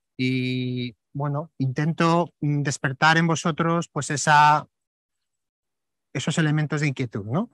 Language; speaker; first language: Spanish; native; Spanish